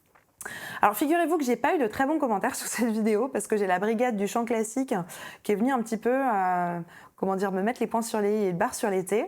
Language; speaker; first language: French; native; French